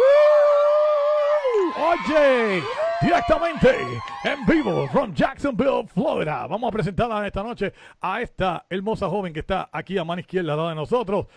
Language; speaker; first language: Spanish; native; Spanish